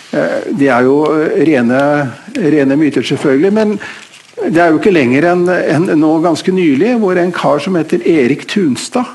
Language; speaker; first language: Norwegian; native; Norwegian